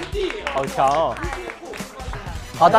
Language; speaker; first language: Chinese; non-native, local second language; Cantonese